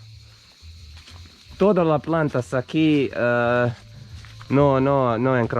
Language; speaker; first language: Spanish; non-native, learner; Croatian